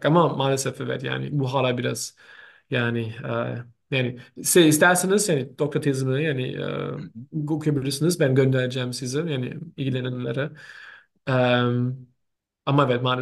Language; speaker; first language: Turkish; non-native, learner; German